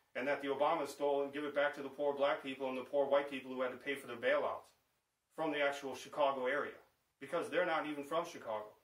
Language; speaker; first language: English; native; English